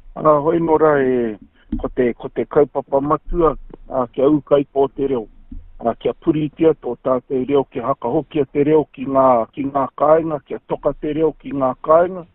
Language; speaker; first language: Māori; native; Māori